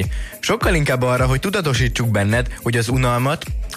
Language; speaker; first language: Hungarian; native; Hungarian